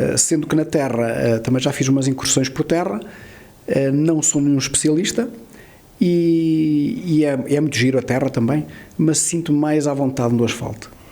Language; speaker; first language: Portuguese; early bilingual, heritage; Portuguese